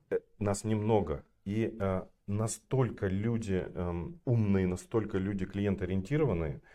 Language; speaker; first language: Russian; native; Russian